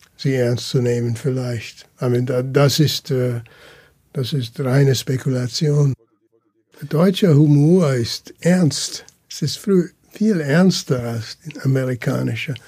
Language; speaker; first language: German; early bilingual, heritage; German